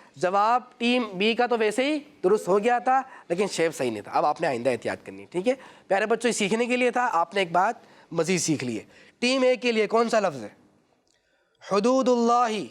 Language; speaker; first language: Urdu; native; Urdu